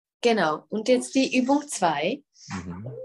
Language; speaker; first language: German; non-native, fluent; Czech